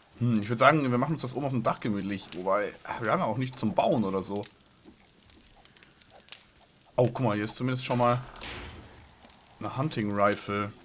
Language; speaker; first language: German; native; German